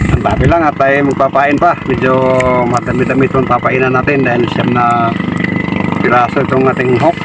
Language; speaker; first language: Filipino; non-native, local second language; Cebuano